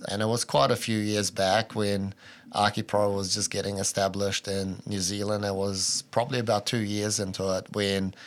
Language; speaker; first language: English; early bilingual, other home language; Albanian